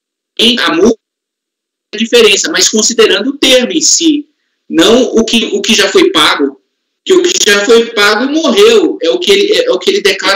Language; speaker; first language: Portuguese; native; Portuguese